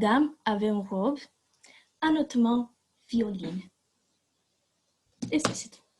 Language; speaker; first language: French; non-native, learner; Romanian